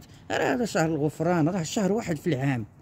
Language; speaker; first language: Arabic; native; Arabic